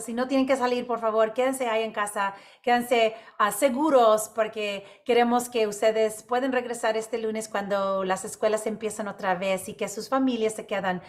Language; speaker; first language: Spanish; non-native, local second language; English